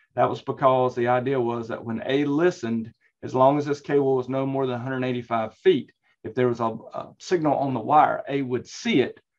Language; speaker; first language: English; native; English